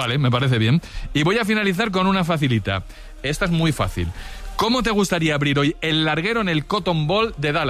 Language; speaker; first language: Spanish; native; Spanish